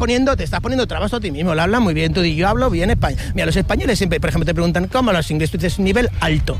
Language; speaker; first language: Spanish; native; Spanish